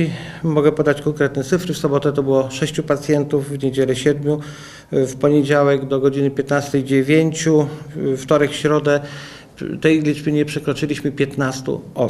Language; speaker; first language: Polish; native; Polish